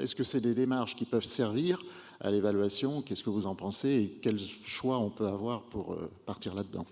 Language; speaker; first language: French; native; French